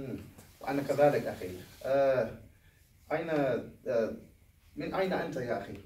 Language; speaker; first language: Arabic; non-native, learner; English